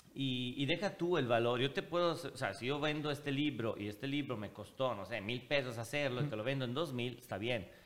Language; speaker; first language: Spanish; non-native, fluent; Italian